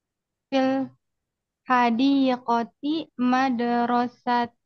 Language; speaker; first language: Arabic; non-native, learner; Indonesian